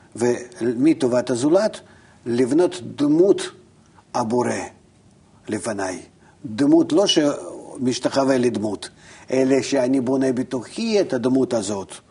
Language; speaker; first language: Hebrew; non-native, fluent; Russian